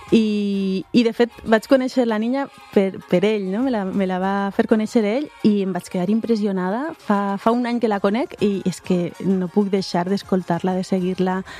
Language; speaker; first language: Catalan; native; Catalan